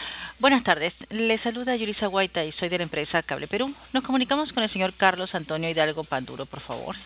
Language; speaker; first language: Spanish; native; Spanish